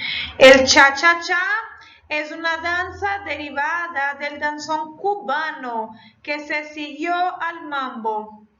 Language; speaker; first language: Spanish; non-native, fluent; Portuguese